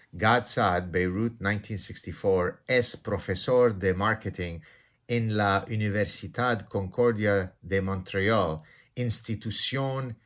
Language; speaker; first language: Spanish; non-native, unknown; Arabic